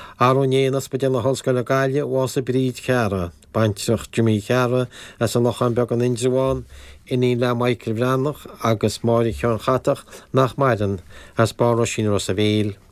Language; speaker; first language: Irish; native; Irish